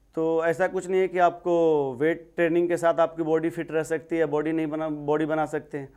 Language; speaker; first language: Hindi; native; Hindi